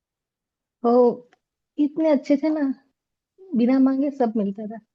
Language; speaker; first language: Hindi; non-native, local second language; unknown